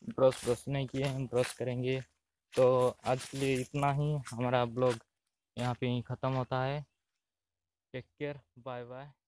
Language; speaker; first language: Hindi; non-native, local second language; Odia